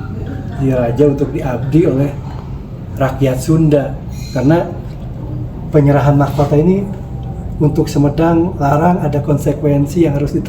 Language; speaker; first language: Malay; non-native, local second language; Sundanese